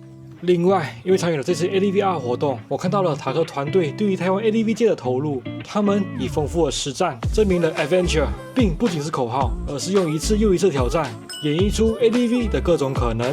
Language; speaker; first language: Chinese; native; Chinese